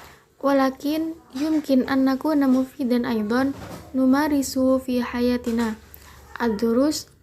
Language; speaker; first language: Arabic; non-native, learner; Indonesian